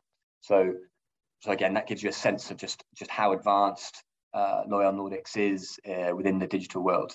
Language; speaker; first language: English; native; English